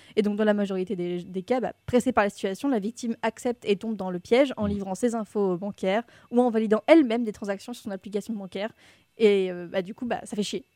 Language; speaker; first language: French; native; French